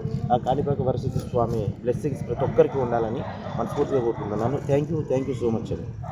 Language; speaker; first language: Telugu; native; Telugu